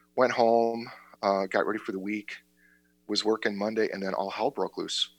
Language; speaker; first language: English; native; English